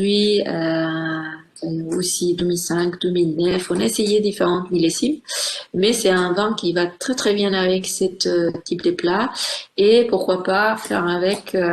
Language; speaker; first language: French; non-native, fluent; Spanish